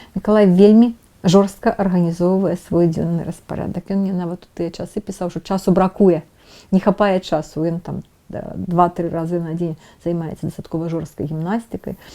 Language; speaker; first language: Belarusian; non-native, local second language; Russian